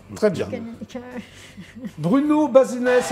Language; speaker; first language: French; native; French